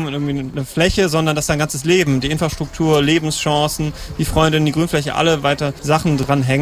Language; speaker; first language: German; native; German